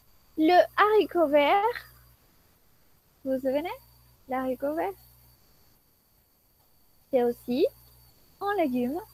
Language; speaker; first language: French; non-native, fluent; Spanish